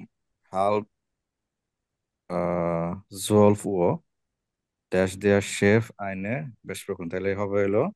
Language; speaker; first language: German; non-native, learner; Bangla